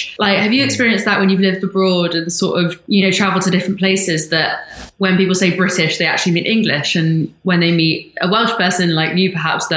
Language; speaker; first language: English; native; English